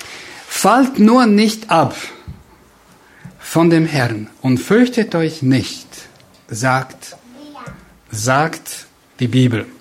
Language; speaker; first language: German; non-native, fluent; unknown